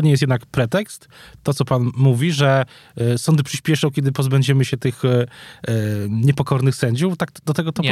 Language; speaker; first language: Polish; native; Polish